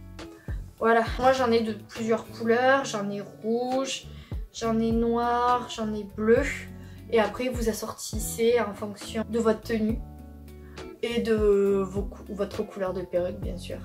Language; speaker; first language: French; native; French